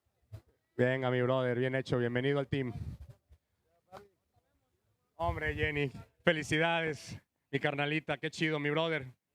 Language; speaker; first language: Spanish; native; Spanish